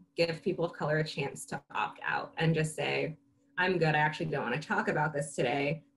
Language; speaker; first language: English; native; English